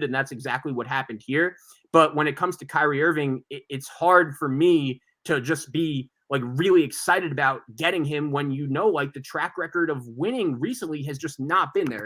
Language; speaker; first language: English; native; English